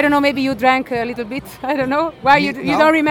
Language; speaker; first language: English; non-native, fluent; Italian